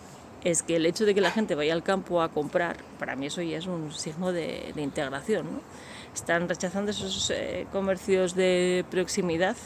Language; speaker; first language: Spanish; native; Spanish